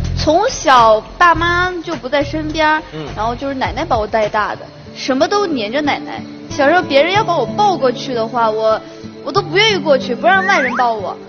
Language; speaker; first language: Chinese; native; Chinese